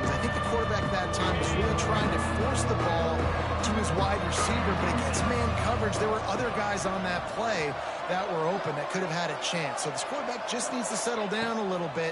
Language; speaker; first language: English; native; English